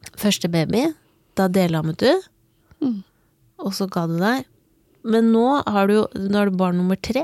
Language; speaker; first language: Norwegian; native; Norwegian